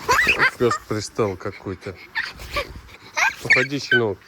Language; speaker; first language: Russian; native; Russian